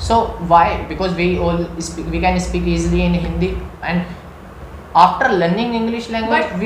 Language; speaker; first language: English; non-native, learner; Hindi